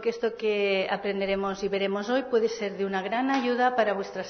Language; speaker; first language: Spanish; native; Spanish